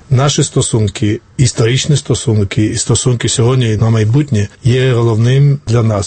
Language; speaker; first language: Ukrainian; non-native, fluent; Georgian